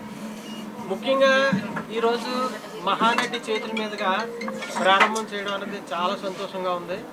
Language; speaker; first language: Telugu; native; Telugu